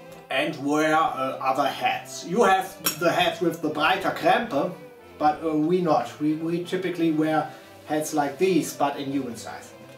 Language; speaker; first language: English; non-native, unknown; German